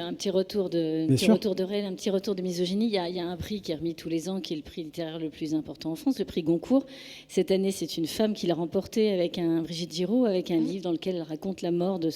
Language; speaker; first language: French; native; French